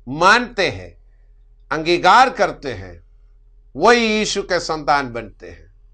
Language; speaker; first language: Hindi; non-native, local second language; Malayalam